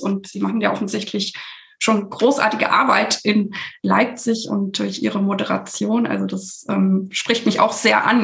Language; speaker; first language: German; native; German